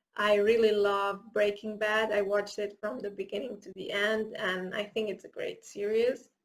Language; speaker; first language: English; non-native, fluent; Catalan